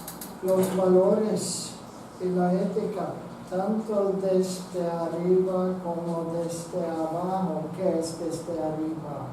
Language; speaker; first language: Spanish; non-native, fluent; Swedish